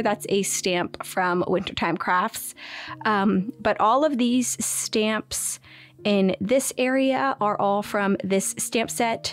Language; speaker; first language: English; native; English